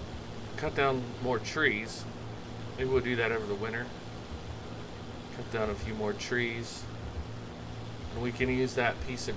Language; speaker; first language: English; native; English